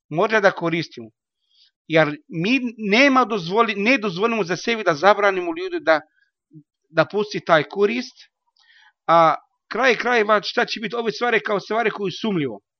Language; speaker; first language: Bosnian; non-native, learner; Arabic